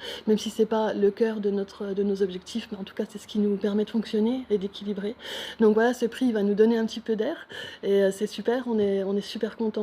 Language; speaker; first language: French; native; French